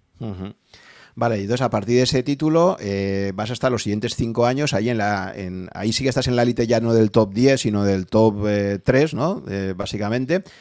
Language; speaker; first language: Spanish; native; Spanish